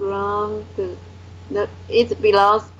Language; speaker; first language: English; non-native, learner; Chinese